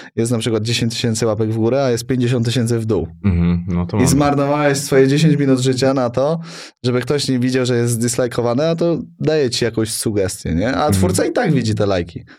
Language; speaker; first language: Polish; native; Polish